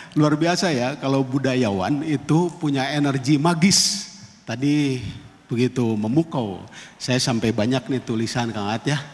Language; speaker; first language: Indonesian; non-native, local second language; Sundanese